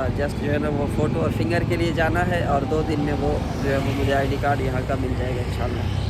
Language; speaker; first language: Urdu; non-native, local second language; Punjabi